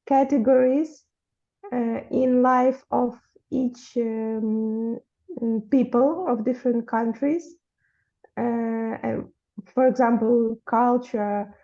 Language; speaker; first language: English; non-native, fluent; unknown